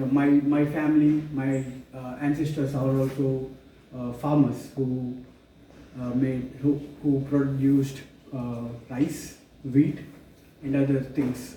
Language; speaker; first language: English; non-native, local second language; Telugu